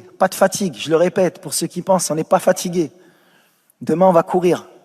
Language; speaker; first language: French; native; French